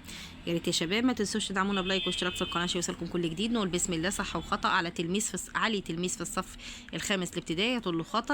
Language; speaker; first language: Arabic; native; Arabic